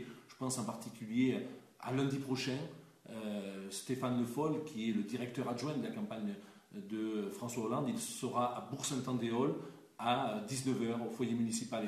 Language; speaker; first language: French; native; French